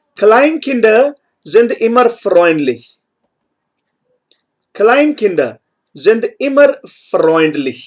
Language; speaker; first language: German; non-native, fluent; Hindi